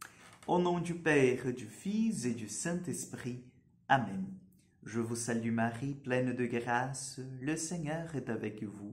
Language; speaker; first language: French; non-native, fluent; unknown